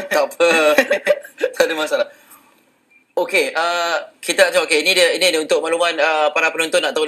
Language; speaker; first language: Malay; native; Malay